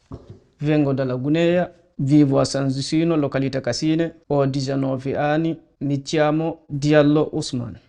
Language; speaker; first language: Italian; non-native, learner; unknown